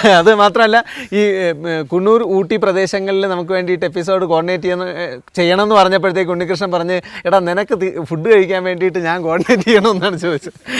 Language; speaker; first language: Malayalam; native; Malayalam